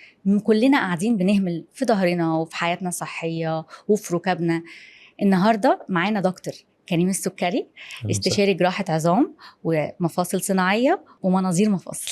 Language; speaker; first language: Arabic; native; Arabic